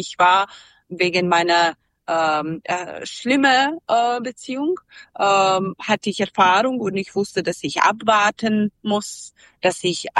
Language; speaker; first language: German; non-native, learner; Serbian